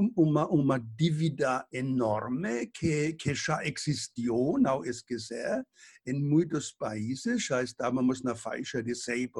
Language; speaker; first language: Portuguese; non-native, fluent; German